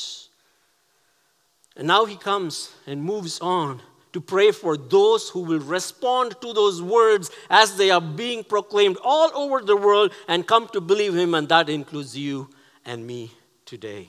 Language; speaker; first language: English; non-native, local second language; Tamil